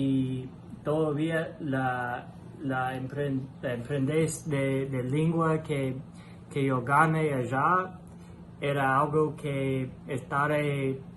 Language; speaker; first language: Spanish; non-native, learner; English